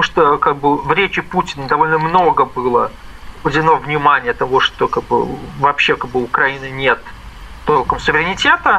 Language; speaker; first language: Russian; native; Russian